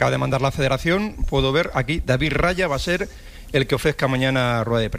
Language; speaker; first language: Spanish; native; Spanish